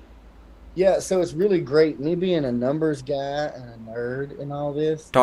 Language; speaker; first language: English; native; English